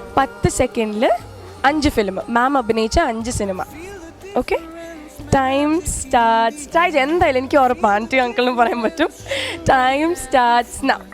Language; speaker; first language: Malayalam; native; Malayalam